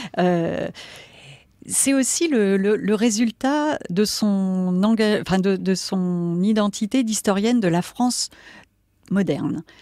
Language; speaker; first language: French; native; French